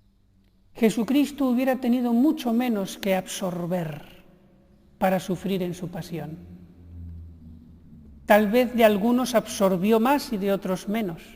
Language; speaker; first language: Spanish; native; Spanish